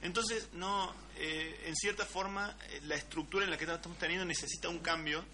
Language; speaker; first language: Spanish; native; Spanish